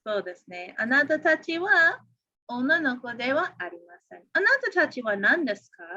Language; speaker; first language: Japanese; non-native, fluent; English